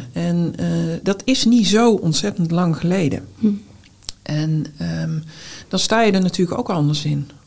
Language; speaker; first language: Dutch; native; Dutch